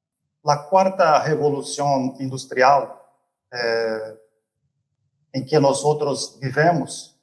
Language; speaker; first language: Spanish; non-native, fluent; Portuguese